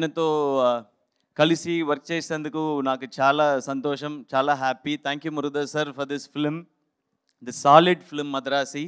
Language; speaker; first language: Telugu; non-native, learner; Tamil